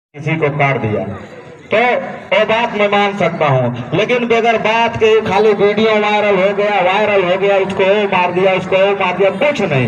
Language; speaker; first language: Hindi; native; Hindi